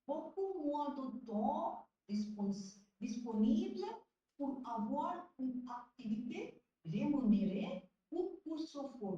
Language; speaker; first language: French; non-native, learner; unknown